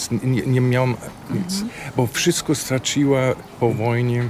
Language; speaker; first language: Polish; non-native, fluent; German